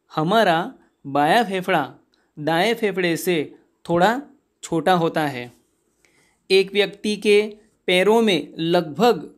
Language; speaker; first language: Hindi; non-native, local second language; Gujarati